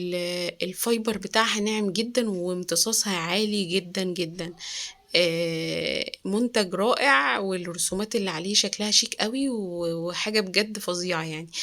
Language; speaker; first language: Arabic; native; Arabic